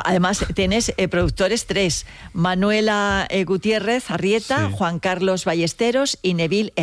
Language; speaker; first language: Spanish; native; Spanish